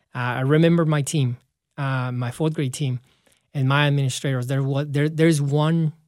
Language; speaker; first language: English; non-native, fluent; Spanish